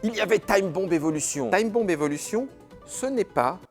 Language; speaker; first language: French; native; French